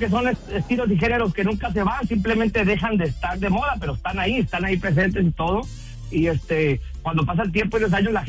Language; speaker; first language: Spanish; native; Spanish